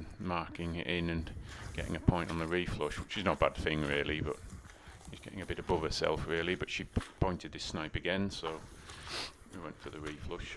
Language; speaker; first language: English; native; English